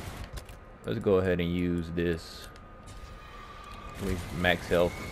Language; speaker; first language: English; native; English